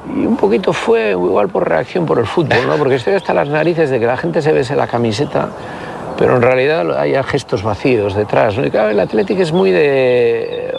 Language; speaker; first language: Spanish; native; Spanish